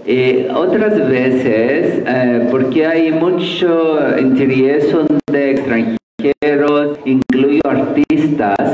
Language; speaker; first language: Spanish; non-native, fluent; Italian